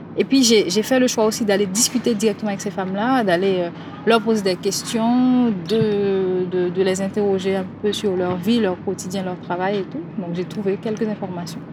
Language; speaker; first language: French; non-native, local second language; Haitian Creole